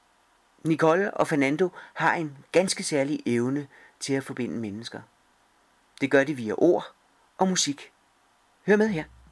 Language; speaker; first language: Danish; native; Danish